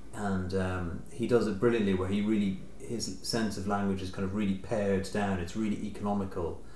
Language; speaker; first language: English; native; English